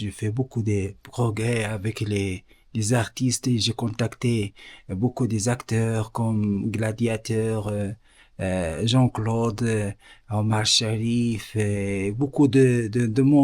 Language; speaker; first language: French; non-native, learner; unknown